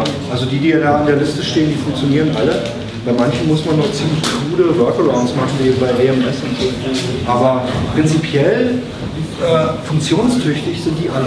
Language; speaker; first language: German; native; German